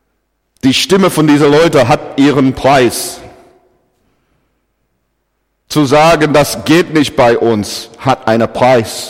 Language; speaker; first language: German; non-native, fluent; English